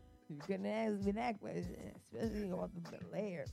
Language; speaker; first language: English; native; English